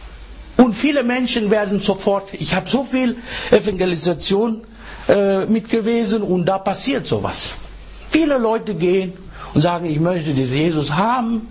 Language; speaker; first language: German; non-native, fluent; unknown